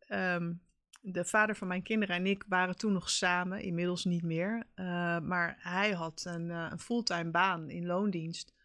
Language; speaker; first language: Dutch; native; Dutch